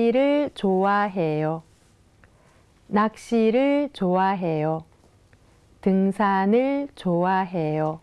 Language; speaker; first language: Korean; non-native, fluent; Thai